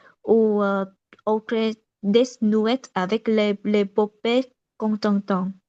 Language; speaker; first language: French; non-native, learner; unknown